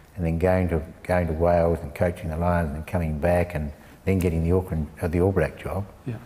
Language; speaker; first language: English; native; English